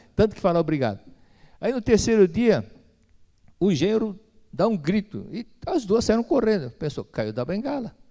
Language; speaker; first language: Portuguese; native; Portuguese